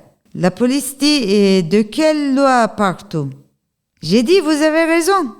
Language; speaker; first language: French; non-native, learner; Turkish